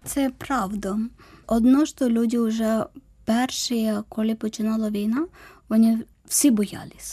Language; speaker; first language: Ukrainian; non-native, learner; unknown